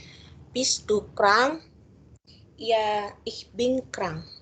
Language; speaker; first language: German; non-native, learner; Indonesian